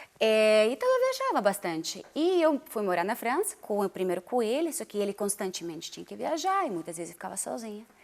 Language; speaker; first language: Portuguese; non-native, fluent; Russian